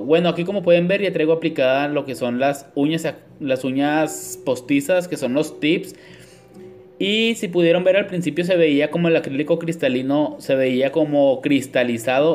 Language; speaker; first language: Spanish; native; Spanish